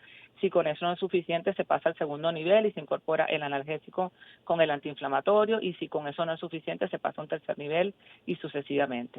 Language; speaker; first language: Spanish; native; Spanish